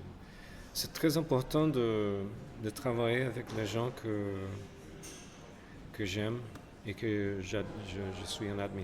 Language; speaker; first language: French; non-native, fluent; Portuguese